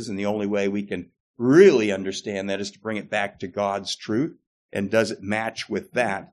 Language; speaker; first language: English; native; English